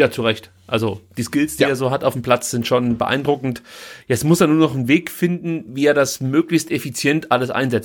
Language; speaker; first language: German; native; German